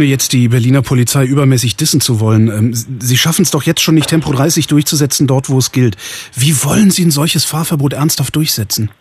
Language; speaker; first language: German; native; German